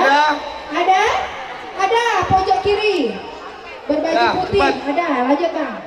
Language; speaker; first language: Malay; native; Malay